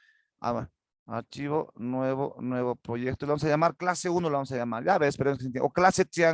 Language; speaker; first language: Spanish; native; Spanish